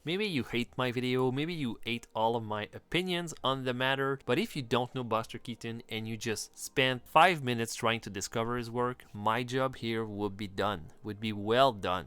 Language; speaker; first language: English; non-native, fluent; French